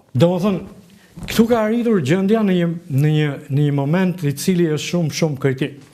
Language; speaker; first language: Albanian; native; Albanian